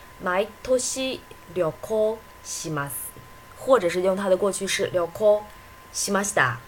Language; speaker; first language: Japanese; non-native, fluent; Chinese